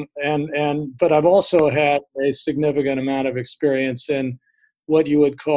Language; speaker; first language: English; native; English